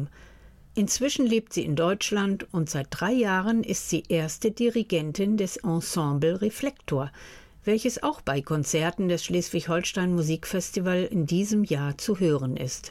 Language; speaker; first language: German; native; German